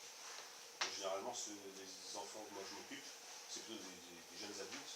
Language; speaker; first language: French; native; French